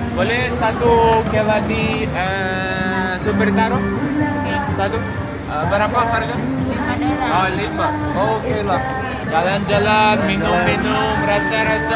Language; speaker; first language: Indonesian; non-native, learner; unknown